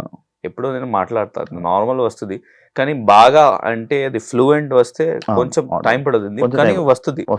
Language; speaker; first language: Telugu; non-native, learner; Hindi